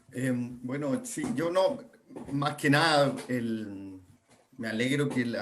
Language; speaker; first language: Spanish; native; Spanish